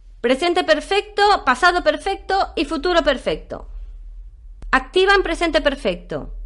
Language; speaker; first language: Spanish; native; Spanish